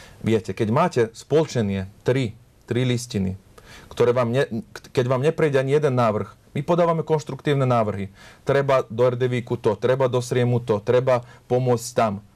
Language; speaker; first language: Slovak; native; Slovak